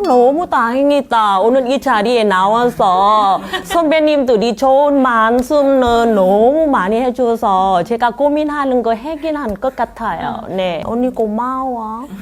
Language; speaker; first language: Korean; non-native, learner; Vietnamese